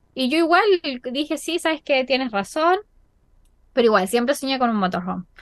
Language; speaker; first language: Spanish; native; Spanish